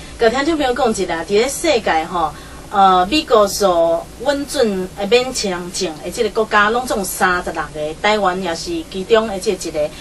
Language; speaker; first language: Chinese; native; Chinese